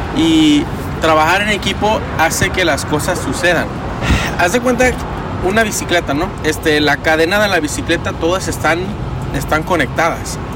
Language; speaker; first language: Spanish; early bilingual, heritage; Spanish